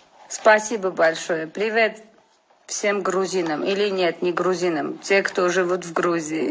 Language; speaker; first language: Russian; non-native, fluent; Armenian